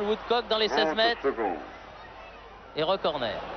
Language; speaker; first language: French; native; French